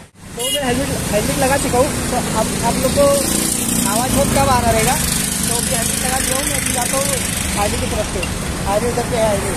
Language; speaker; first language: Hindi; native; Hindi